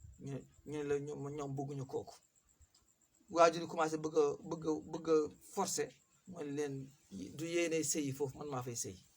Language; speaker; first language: Wolof; non-native, local second language; Fula